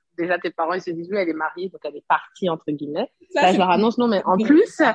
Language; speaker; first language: French; non-native, local second language; Rundi